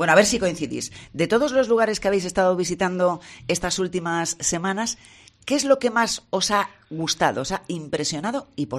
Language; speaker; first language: Spanish; native; Spanish